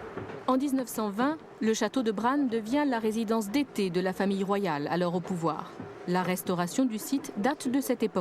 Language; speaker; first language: French; native; French